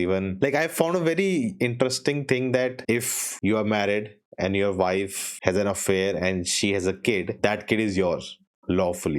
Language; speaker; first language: English; non-native, local second language; Hindi